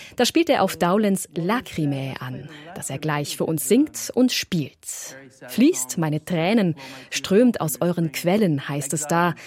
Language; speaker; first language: German; native; German